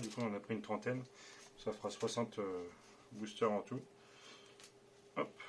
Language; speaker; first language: French; native; French